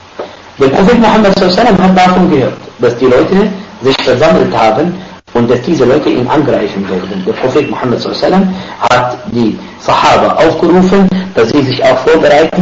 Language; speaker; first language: German; non-native, fluent; Arabic